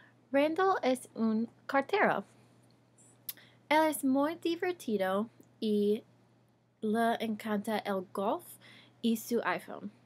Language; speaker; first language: Spanish; non-native, learner; English